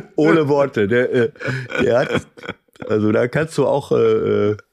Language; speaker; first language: German; native; German